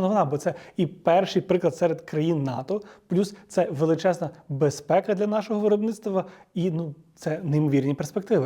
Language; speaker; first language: Ukrainian; native; Ukrainian